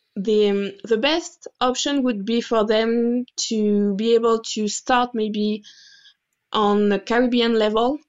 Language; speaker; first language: English; non-native, fluent; French